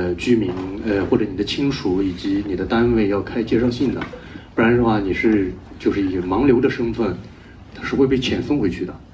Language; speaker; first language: Chinese; native; Chinese